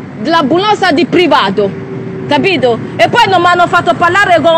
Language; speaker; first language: Italian; non-native, learner; Nigerian Pidgin